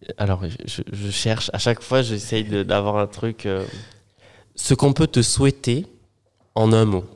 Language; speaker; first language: French; native; French